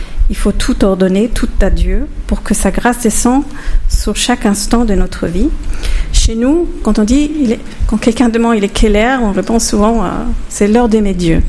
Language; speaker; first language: French; non-native, fluent; Spanish